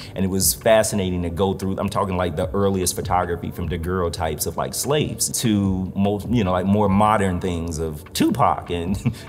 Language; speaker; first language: English; native; English